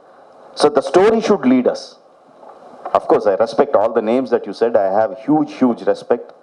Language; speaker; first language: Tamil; non-native, local second language; Telugu